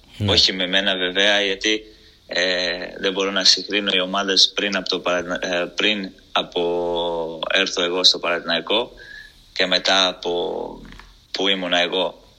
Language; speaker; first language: Greek; non-native, fluent; Portuguese